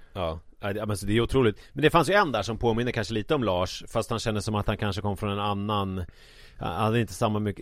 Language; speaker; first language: Swedish; native; Swedish